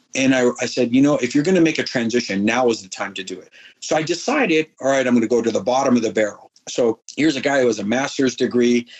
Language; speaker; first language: English; early bilingual, other home language; Persian